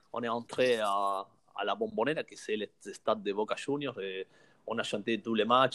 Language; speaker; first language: French; non-native, learner; Spanish